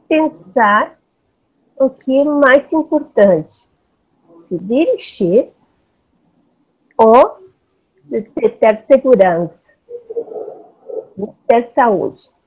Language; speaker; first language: Portuguese; non-native, learner; Spanish